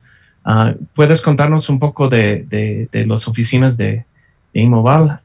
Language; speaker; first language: Spanish; non-native, fluent; English